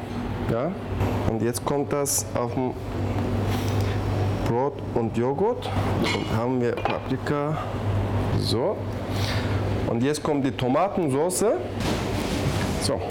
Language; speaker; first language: German; non-native, learner; Turkish